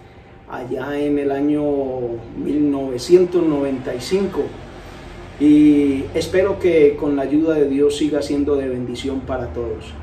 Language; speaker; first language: Spanish; native; Spanish